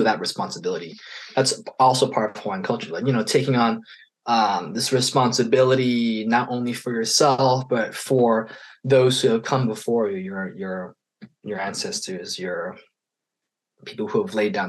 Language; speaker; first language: English; native; English